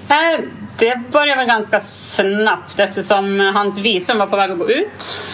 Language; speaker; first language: Swedish; native; Swedish